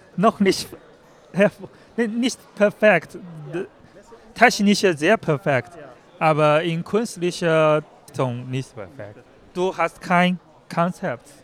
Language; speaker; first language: German; non-native, learner; Chinese